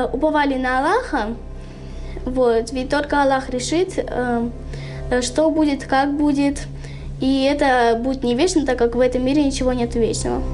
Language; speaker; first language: Russian; native; Russian